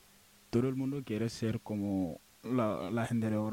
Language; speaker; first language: Spanish; non-native, learner; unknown